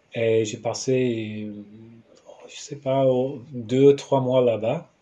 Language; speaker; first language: French; non-native, fluent; English